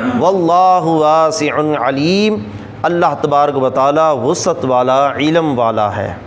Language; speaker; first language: Urdu; non-native, local second language; Punjabi